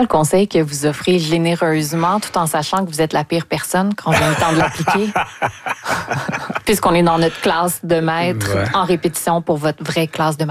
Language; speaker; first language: French; native; French